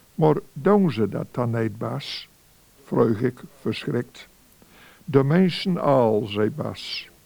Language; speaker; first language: Dutch; native; Dutch